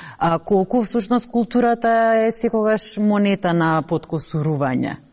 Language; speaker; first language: Macedonian; native; Macedonian